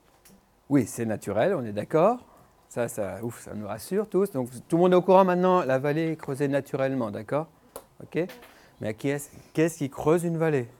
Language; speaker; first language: French; native; French